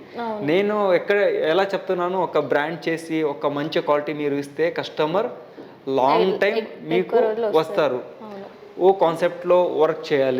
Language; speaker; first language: Telugu; non-native, local second language; Hindi